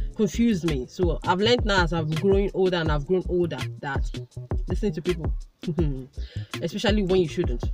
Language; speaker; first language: English; non-native, local second language; Igbo